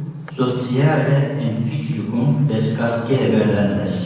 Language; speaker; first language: German; non-native, learner; Turkish